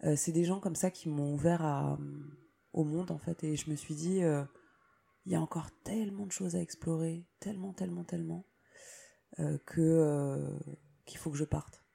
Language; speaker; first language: French; native; French